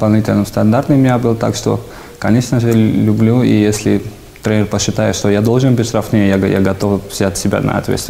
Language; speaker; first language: Russian; non-native, fluent; Georgian